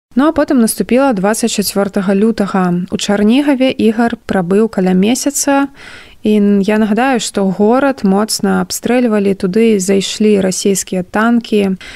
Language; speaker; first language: Belarusian; native; Belarusian